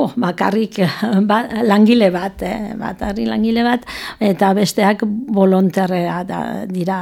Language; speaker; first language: Basque; non-native, local second language; French